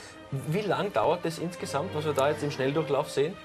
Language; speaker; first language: German; native; German